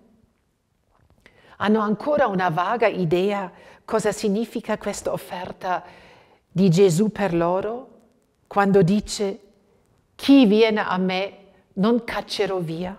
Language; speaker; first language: Italian; non-native, fluent; German